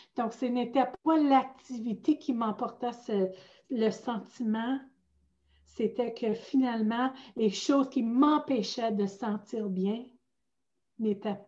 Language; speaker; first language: French; native; French